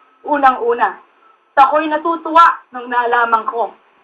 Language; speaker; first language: Filipino; native; Filipino